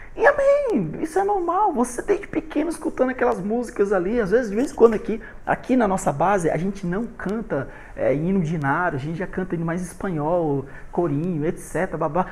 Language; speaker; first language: Portuguese; native; Portuguese